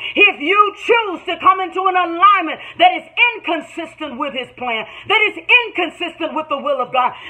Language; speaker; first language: English; native; English